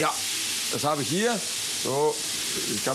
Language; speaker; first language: German; non-native, learner; Dutch